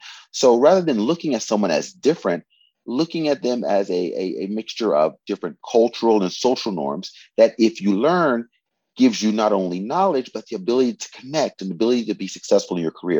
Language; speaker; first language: English; native; English